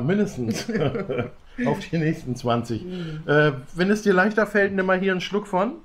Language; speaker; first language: German; native; German